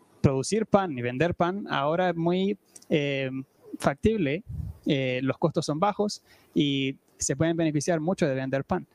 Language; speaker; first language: Spanish; native; Spanish